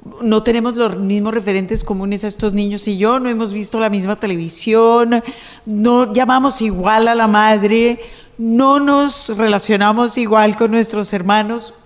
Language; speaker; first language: Spanish; native; Spanish